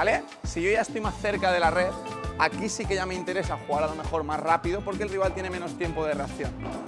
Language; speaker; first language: Spanish; native; Spanish